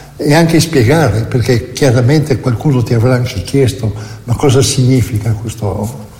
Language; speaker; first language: Italian; native; Italian